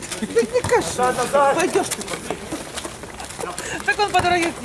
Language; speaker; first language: Russian; native; Russian